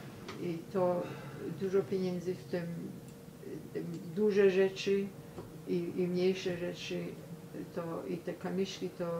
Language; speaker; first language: Polish; early bilingual, heritage; Polish